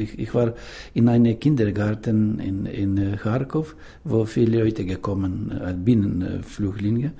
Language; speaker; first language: German; non-native, learner; Ukrainian